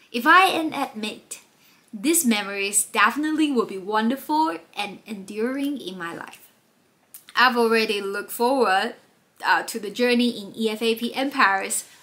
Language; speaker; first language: English; non-native, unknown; Chinese